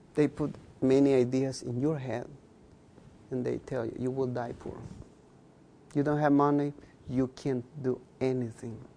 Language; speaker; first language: English; non-native, fluent; Kʼicheʼ